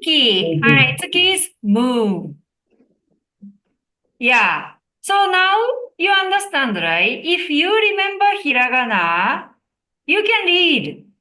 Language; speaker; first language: English; non-native, learner; Japanese